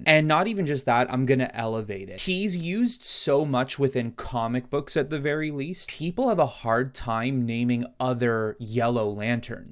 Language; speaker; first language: English; native; English